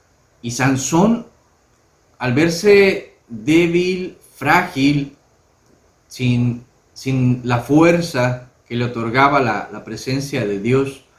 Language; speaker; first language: Spanish; native; Spanish